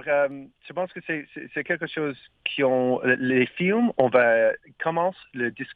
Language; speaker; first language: French; non-native, learner; English